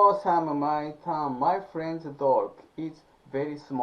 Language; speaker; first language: English; non-native, learner; Japanese